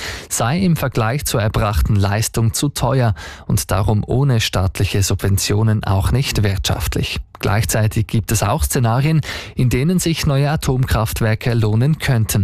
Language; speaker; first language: German; native; German